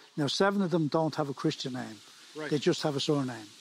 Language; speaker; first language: English; native; English